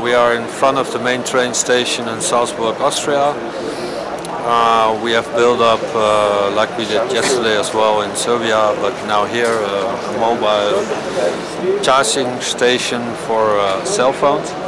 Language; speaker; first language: English; non-native, fluent; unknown